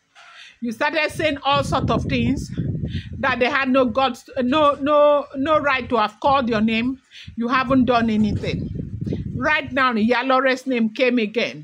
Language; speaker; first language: English; non-native, local second language; Yoruba